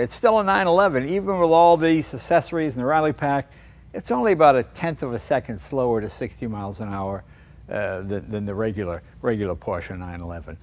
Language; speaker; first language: English; native; English